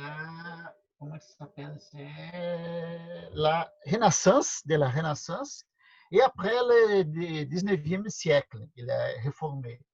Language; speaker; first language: French; non-native, learner; Portuguese